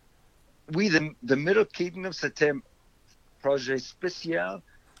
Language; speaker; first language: French; non-native, fluent; English